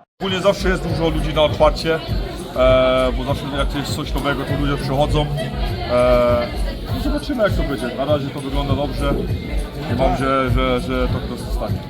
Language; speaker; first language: Polish; early bilingual, heritage; Polish